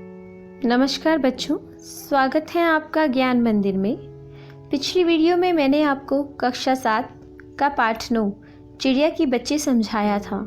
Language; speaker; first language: Hindi; native; Hindi